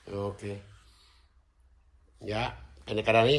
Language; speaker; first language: German; non-native, learner; Indonesian